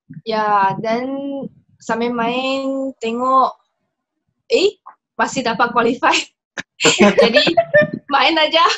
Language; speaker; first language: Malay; non-native, local second language; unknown